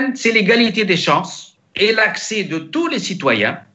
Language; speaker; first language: French; non-native, local second language; Arabic